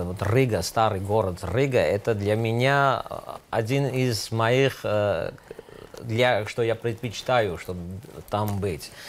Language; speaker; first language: Russian; non-native, local second language; Armenian